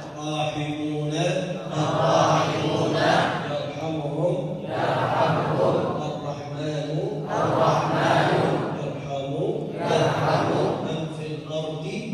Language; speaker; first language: Arabic; non-native, fluent; Indonesian